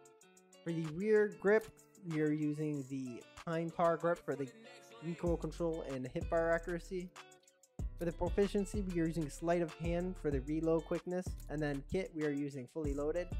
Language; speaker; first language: English; native; English